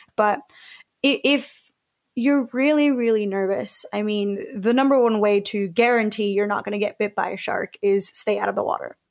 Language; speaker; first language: English; early bilingual, other home language; Spanish